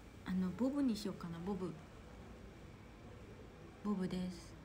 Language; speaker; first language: Japanese; non-native, fluent; Korean